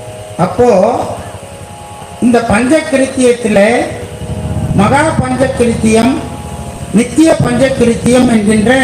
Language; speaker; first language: Tamil; native; Tamil